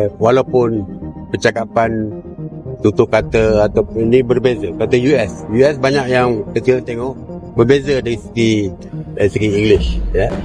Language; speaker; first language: Malay; native; Malay